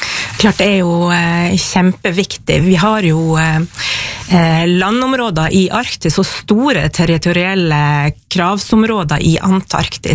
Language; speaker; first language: Norwegian; native; Norwegian